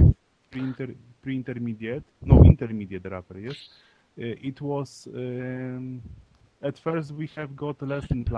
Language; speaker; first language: English; non-native, learner; Polish